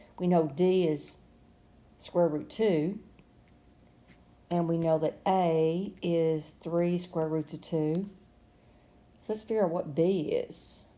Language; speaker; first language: English; native; English